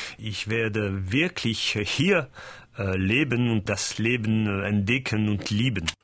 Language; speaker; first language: German; non-native, learner; French